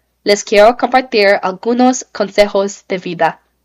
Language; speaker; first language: Spanish; non-native, learner; English